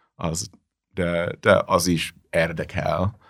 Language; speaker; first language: Hungarian; non-native, learner; English